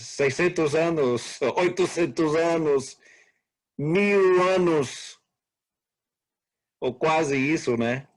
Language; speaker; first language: Portuguese; non-native, fluent; English